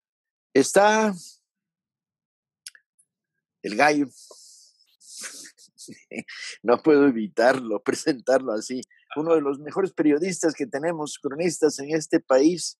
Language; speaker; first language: Spanish; native; Spanish